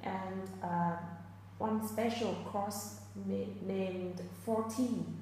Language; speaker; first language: English; non-native, fluent; Vietnamese